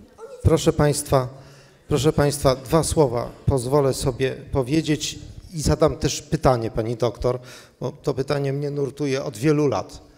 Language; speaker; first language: Polish; native; Polish